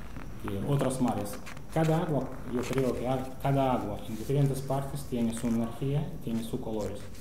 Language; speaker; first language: Spanish; non-native, fluent; Russian